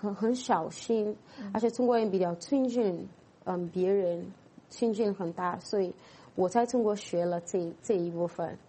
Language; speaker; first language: Chinese; non-native, fluent; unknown